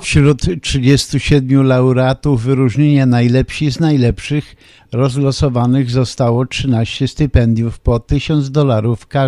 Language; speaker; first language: Polish; native; Polish